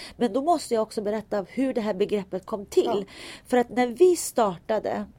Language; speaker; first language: Swedish; early bilingual, other home language; Turkish